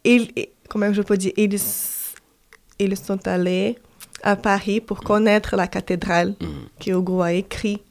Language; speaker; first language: French; non-native, fluent; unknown